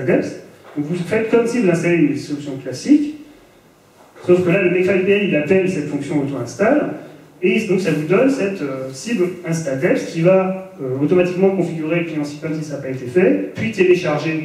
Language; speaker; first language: French; native; French